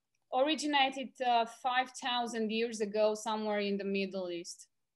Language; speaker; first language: English; non-native, fluent; Romanian